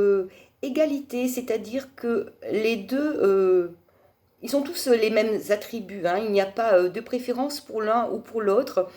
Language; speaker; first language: French; native; French